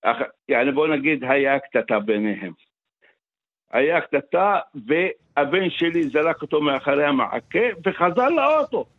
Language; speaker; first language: Hebrew; non-native, local second language; Arabic